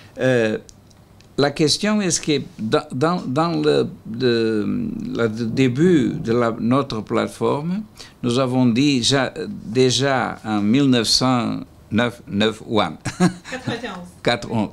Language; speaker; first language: French; non-native, learner; Portuguese